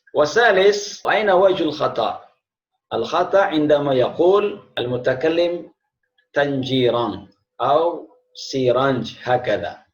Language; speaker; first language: Arabic; non-native, fluent; Indonesian